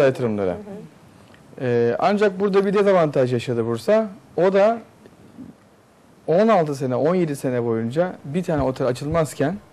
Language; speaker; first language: Turkish; native; Turkish